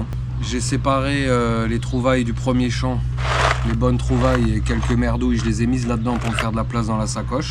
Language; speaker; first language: French; native; French